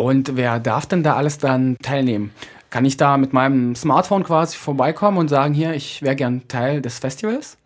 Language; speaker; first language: German; native; German